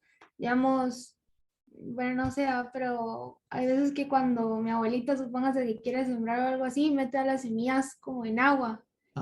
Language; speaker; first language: Spanish; native; Spanish